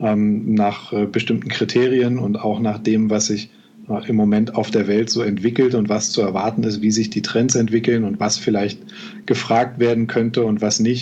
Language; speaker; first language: German; native; German